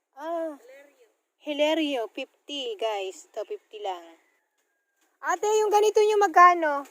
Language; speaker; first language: Filipino; non-native, local second language; Waray